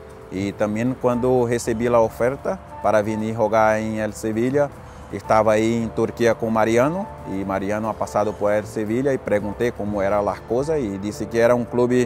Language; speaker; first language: Spanish; non-native, fluent; Portuguese